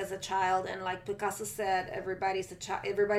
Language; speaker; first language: English; non-native, fluent; Spanish